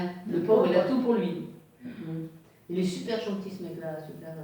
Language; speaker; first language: French; native; French